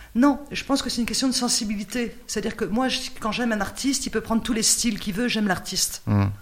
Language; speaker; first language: French; native; French